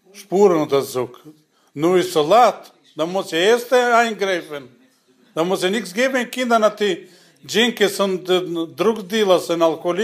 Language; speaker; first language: Dutch; non-native, learner; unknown